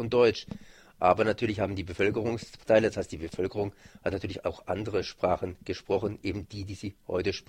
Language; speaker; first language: German; native; German